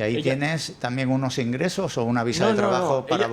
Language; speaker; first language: Spanish; native; Spanish